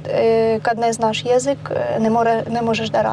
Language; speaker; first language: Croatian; non-native, fluent; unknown